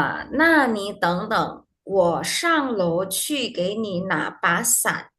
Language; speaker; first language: Chinese; non-native, fluent; Indonesian